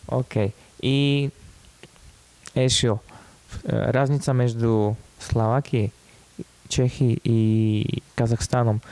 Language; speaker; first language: Russian; non-native, fluent; Slovak